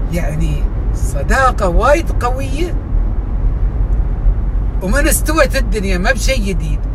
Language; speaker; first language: Arabic; native; Arabic